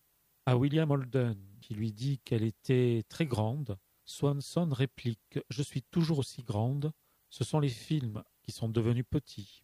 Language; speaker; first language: French; native; French